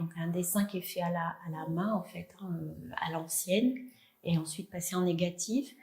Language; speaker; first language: French; native; French